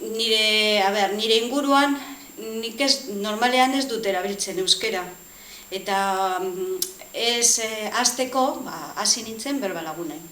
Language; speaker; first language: Basque; non-native, local second language; Spanish